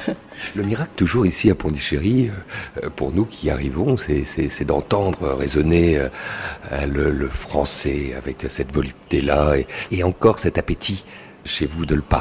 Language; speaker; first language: French; native; French